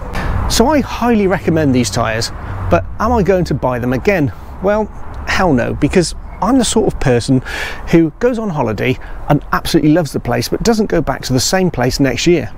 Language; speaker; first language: English; native; English